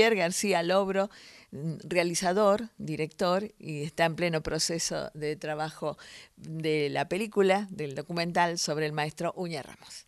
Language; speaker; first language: Spanish; native; Spanish